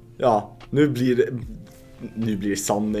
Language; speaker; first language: Swedish; early bilingual, other home language; Lithuanian